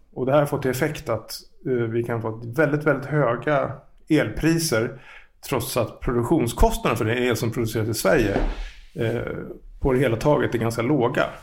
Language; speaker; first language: Swedish; native; Swedish